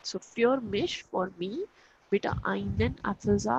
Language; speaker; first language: German; non-native, fluent; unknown